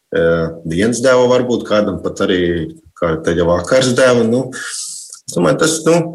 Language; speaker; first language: Latvian; native; Latvian